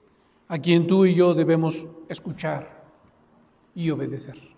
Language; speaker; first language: Spanish; native; Spanish